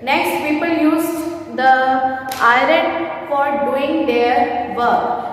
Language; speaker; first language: English; non-native, local second language; Hindi